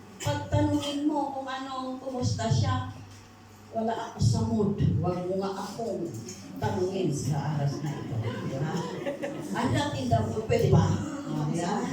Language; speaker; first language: Filipino; non-native, local second language; Iloko